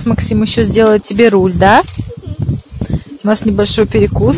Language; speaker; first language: Russian; native; Russian